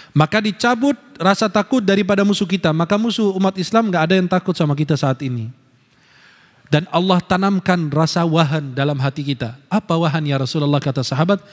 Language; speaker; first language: Indonesian; non-native, fluent; Arabic